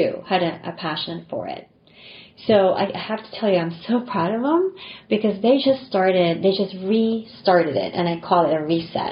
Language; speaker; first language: English; non-native, local second language; Filipino